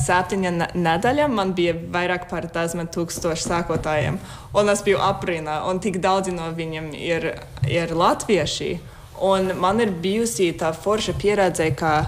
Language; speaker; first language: Latvian; non-native, fluent; English